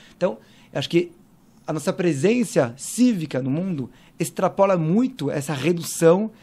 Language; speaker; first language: Portuguese; non-native, fluent; French